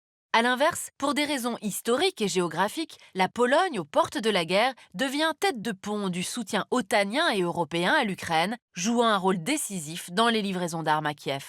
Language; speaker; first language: French; native; French